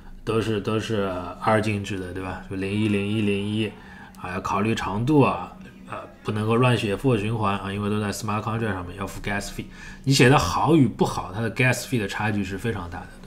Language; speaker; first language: Chinese; native; Chinese